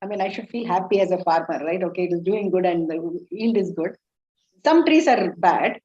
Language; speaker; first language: English; non-native, local second language; Kannada